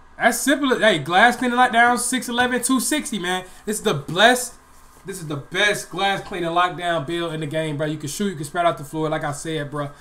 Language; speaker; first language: English; native; English